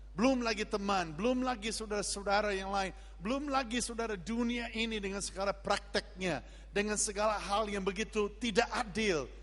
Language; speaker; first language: Indonesian; non-native, fluent; English